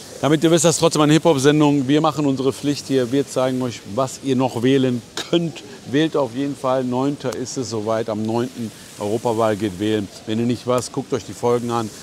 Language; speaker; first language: German; early bilingual, other home language; Persian